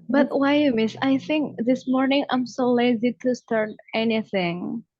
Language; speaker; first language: English; non-native, learner; Indonesian